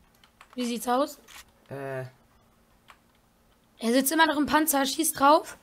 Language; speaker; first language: German; native; German